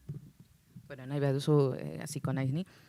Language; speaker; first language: Basque; non-native, learner; Spanish